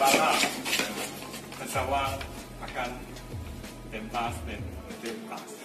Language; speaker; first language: Indonesian; non-native, learner; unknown